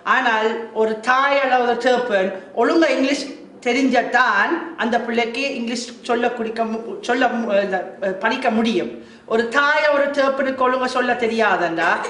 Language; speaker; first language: Tamil; non-native, fluent; German